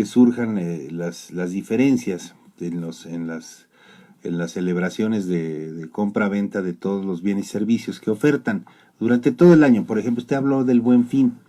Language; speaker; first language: Spanish; native; Spanish